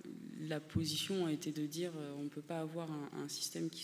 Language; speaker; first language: French; native; French